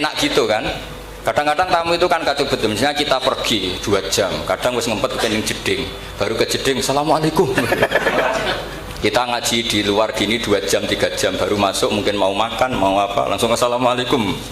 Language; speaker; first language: Indonesian; non-native, local second language; Javanese